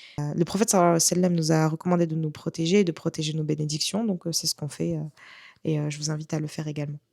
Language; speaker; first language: French; native; French